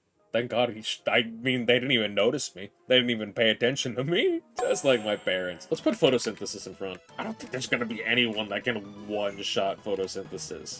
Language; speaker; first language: English; native; English